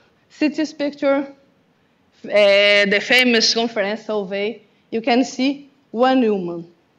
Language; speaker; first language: English; non-native, learner; Portuguese